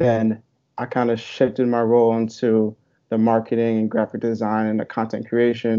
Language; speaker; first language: English; native; English